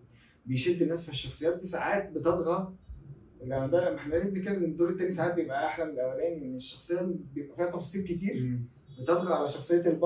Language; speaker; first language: Arabic; native; Arabic